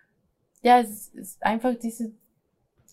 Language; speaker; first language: German; non-native, fluent; Spanish